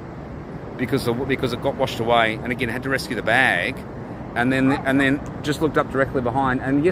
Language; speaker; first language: English; native; English